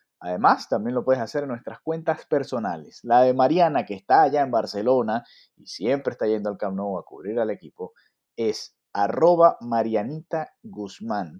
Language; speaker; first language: Spanish; native; Spanish